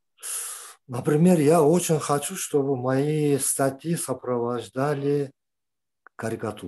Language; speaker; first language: Russian; non-native, local second language; Kyrgyz